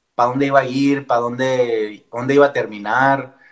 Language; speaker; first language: Spanish; early bilingual, heritage; Spanish